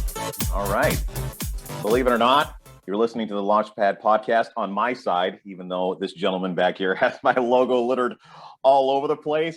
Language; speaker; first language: English; native; English